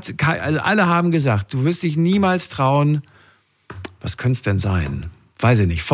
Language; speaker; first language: German; native; German